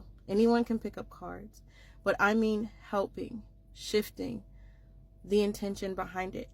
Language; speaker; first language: English; native; English